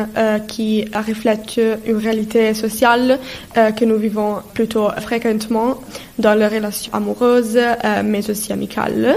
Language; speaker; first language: French; non-native, fluent; Italian